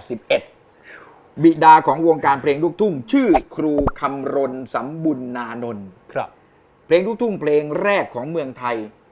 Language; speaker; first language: Thai; native; Thai